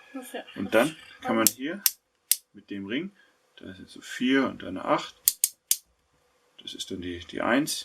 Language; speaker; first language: German; native; German